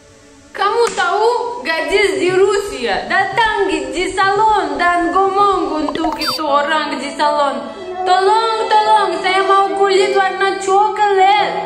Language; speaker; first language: Indonesian; non-native, learner; Russian